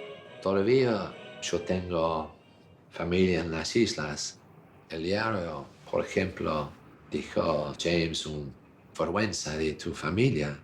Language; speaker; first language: Spanish; non-native, fluent; English